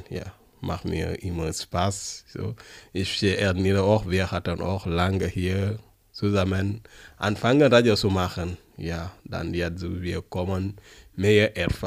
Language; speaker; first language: German; non-native, learner; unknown